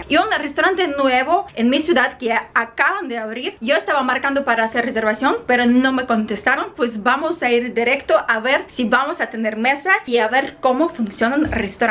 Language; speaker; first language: Spanish; non-native, fluent; Ukrainian